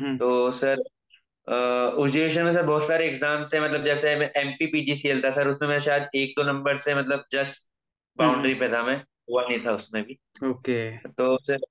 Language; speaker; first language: Hindi; native; Hindi